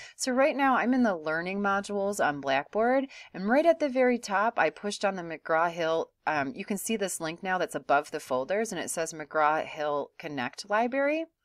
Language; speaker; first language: English; native; English